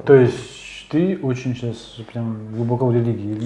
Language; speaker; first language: Russian; native; Russian